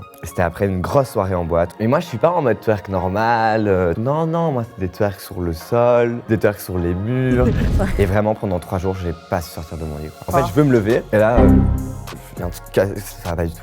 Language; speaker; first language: French; native; French